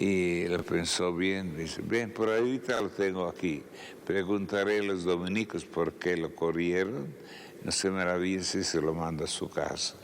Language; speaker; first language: Spanish; non-native, fluent; Italian